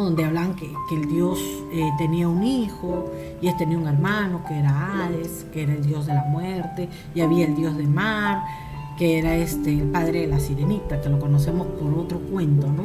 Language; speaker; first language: Spanish; native; Spanish